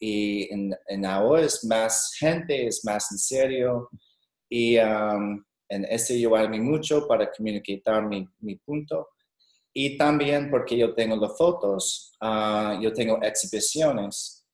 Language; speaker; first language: Spanish; non-native, learner; English